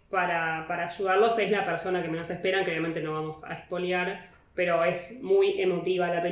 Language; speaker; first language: Spanish; native; Spanish